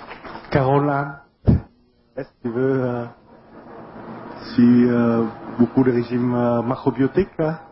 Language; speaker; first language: French; non-native, fluent; Vietnamese